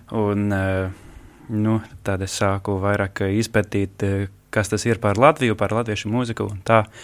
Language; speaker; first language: Latvian; early bilingual, heritage; Latvian